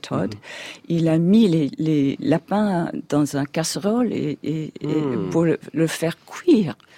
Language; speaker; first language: French; non-native, fluent; English